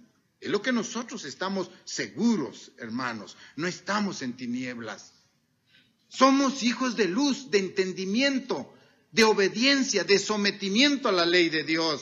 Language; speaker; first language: Spanish; native; Spanish